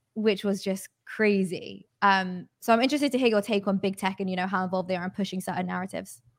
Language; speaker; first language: English; native; English